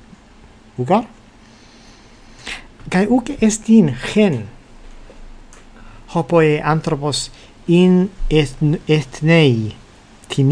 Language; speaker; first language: Greek; non-native, fluent; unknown